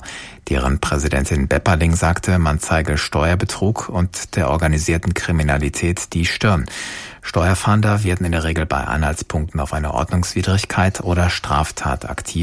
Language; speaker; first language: German; native; German